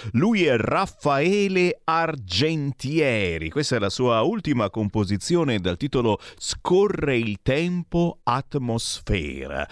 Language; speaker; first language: Italian; native; Italian